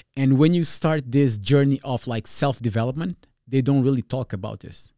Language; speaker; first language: English; non-native, fluent; Portuguese